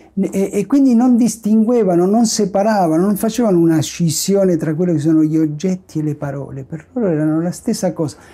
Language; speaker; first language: Italian; non-native, fluent; Spanish